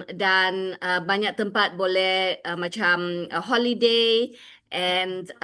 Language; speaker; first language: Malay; non-native, local second language; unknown